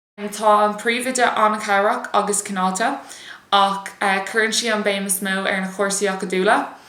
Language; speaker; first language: Irish; non-native, local second language; English